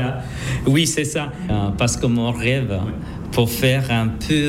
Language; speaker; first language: French; non-native, learner; Spanish